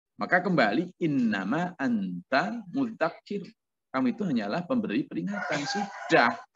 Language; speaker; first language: Indonesian; non-native, local second language; Javanese